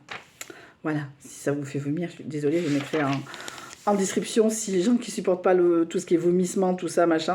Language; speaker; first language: French; native; French